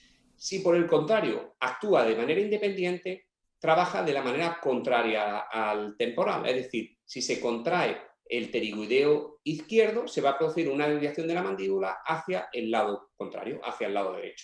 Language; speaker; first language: Spanish; native; Spanish